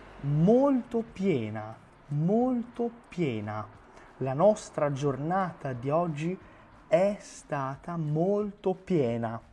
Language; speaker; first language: Italian; non-native, fluent; Portuguese